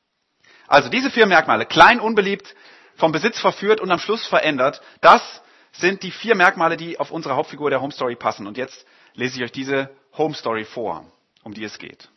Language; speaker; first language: German; native; German